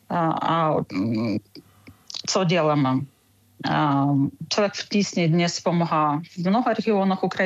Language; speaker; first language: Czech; non-native, learner; Ukrainian